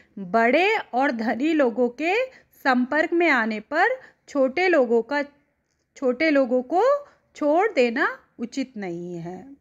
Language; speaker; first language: Hindi; native; Hindi